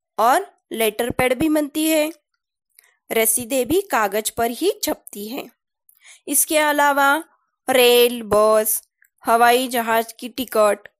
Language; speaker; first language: Hindi; non-native, local second language; Marathi